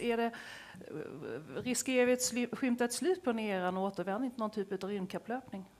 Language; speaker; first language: Swedish; native; Swedish